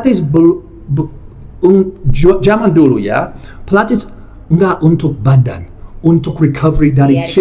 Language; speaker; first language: Indonesian; non-native, fluent; English